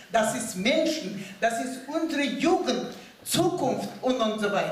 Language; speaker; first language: German; non-native, learner; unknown